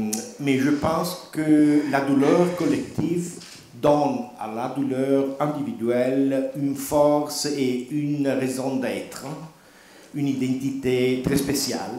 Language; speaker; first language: French; non-native, learner; Italian